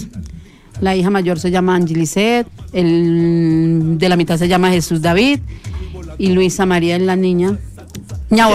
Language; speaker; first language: Spanish; native; Spanish